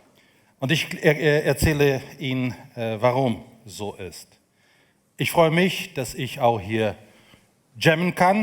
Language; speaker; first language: German; non-native, fluent; Ukrainian